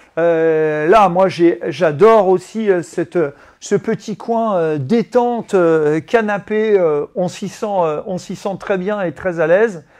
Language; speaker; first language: French; native; French